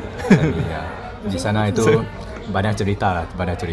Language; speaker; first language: Indonesian; non-native, learner; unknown